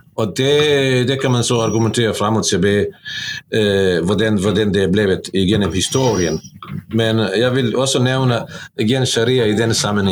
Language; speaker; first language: Norwegian; non-native, fluent; Bosnian